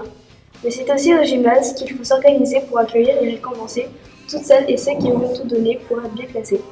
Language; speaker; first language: French; native; French